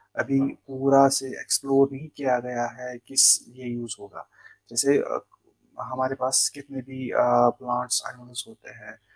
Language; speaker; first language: Hindi; non-native, local second language; Kashmiri